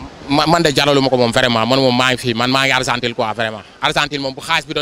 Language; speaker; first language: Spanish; non-native, learner; Wolof